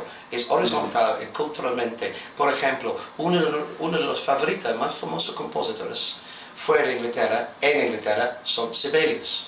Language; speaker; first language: Spanish; non-native, fluent; English